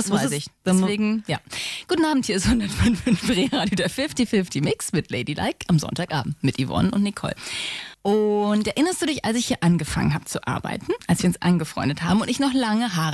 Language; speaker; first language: German; native; German